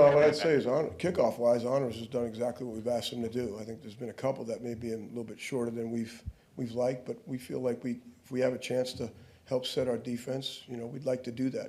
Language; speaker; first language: English; native; English